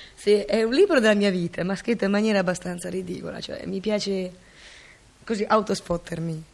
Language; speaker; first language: Italian; native; Italian